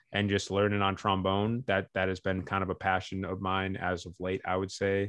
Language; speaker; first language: English; native; English